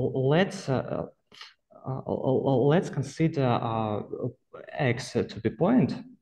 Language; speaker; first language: English; non-native, fluent; Russian